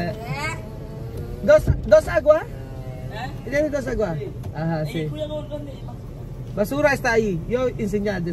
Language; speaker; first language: Spanish; non-native, learner; Filipino